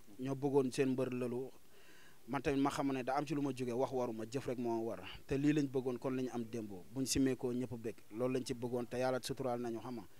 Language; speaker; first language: Wolof; native; Wolof